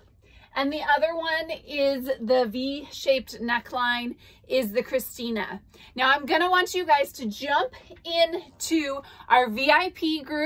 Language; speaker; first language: English; native; English